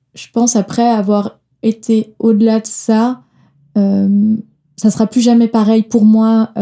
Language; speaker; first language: French; non-native, fluent; Danish